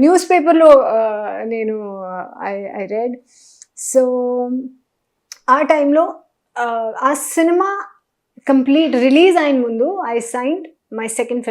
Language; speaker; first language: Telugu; non-native, local second language; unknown